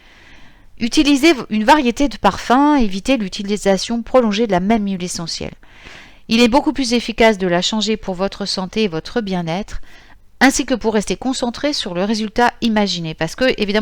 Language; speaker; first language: French; native; French